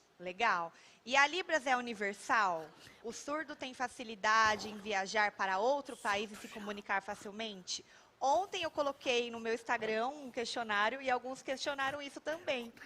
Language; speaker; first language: Portuguese; native; Portuguese